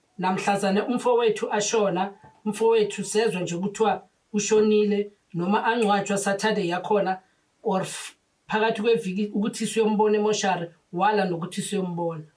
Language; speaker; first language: Zulu; native; Zulu